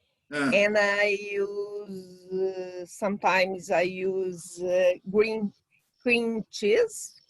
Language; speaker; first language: English; non-native, learner; Portuguese